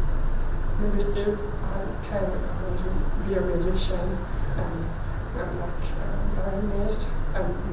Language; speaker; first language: English; non-native, learner; Chinese